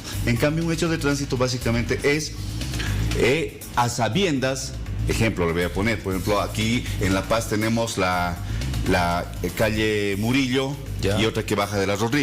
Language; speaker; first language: Spanish; native; Spanish